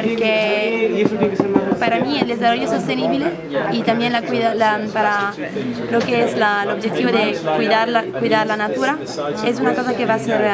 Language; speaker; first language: Spanish; non-native, fluent; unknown